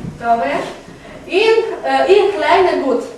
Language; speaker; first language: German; non-native, learner; Ukrainian